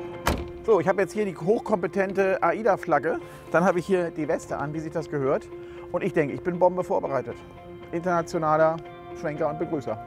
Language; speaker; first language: German; native; German